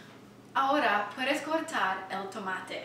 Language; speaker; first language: Spanish; non-native, learner; English